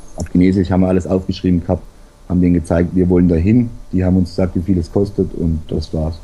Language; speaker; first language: German; native; German